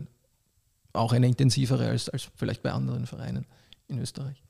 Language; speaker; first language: German; native; German